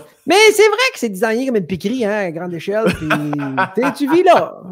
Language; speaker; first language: French; native; French